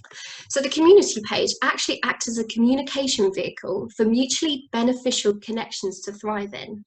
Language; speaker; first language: English; native; English